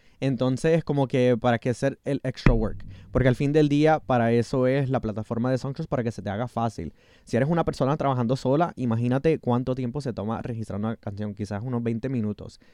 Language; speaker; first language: Spanish; early bilingual, heritage; Spanish